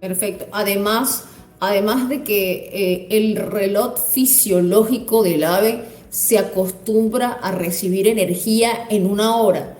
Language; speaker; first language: Spanish; native; Spanish